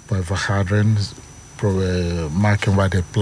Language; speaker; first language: Dutch; non-native, learner; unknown